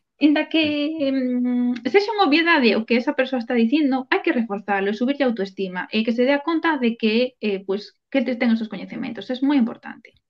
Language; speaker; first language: Galician; non-native, local second language; Spanish